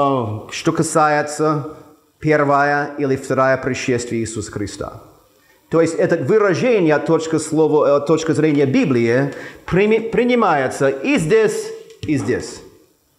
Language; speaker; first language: Russian; non-native, fluent; English